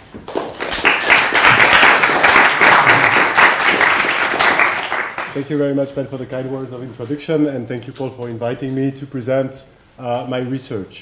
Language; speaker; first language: English; non-native, fluent; French